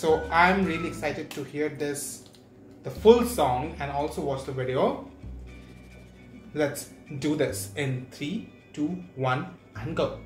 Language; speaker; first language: English; non-native, local second language; Bangla